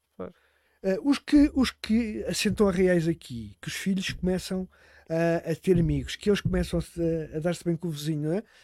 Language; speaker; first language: Portuguese; native; Portuguese